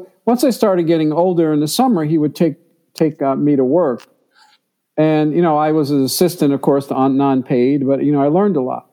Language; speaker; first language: English; native; English